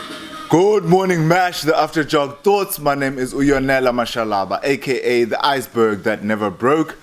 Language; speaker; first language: English; non-native, local second language; Xhosa